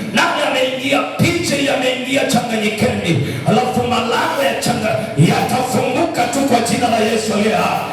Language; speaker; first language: Swahili; native; Swahili